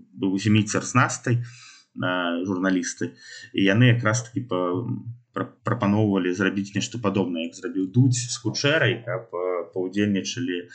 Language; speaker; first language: Belarusian; non-native, local second language; Russian